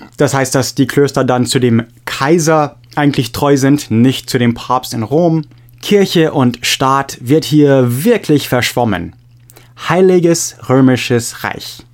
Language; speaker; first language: German; non-native, fluent; English